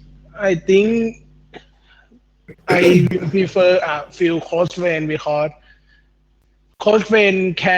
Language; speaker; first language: English; non-native, learner; Thai